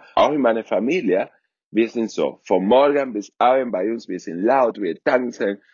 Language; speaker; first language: German; non-native, fluent; Spanish